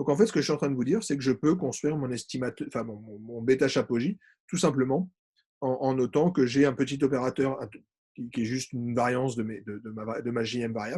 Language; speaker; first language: French; native; French